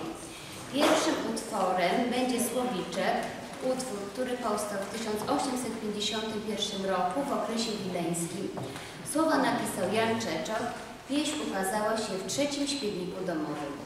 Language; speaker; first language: Polish; native; Polish